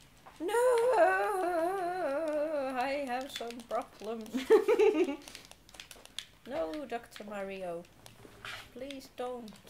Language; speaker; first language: English; non-native, fluent; Finnish